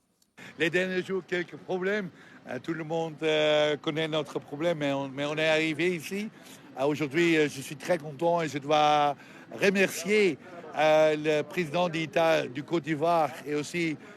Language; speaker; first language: French; non-native, learner; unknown